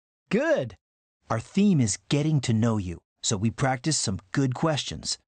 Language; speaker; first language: English; native; English